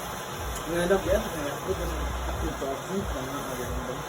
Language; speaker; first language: Filipino; non-native, local second language; Cebuano